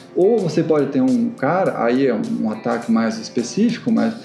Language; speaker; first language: Portuguese; non-native, fluent; French